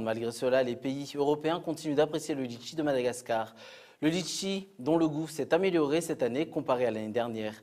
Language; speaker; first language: French; non-native, local second language; Malagasy